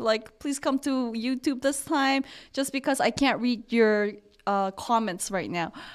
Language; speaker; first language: English; non-native, fluent; Korean